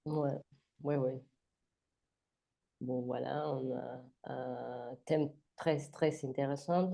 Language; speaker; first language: French; non-native, learner; Spanish